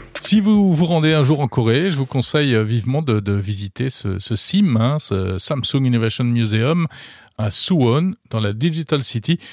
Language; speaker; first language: French; native; French